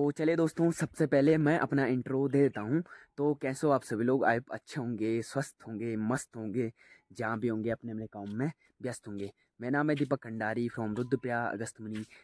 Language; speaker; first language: Hindi; native; Hindi